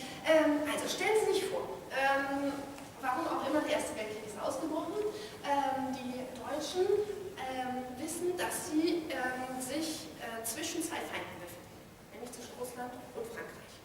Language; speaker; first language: German; native; German